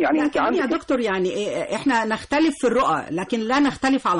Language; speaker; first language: Arabic; native; Arabic